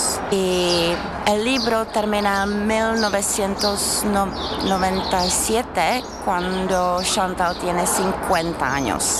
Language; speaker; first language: Spanish; non-native, fluent; Czech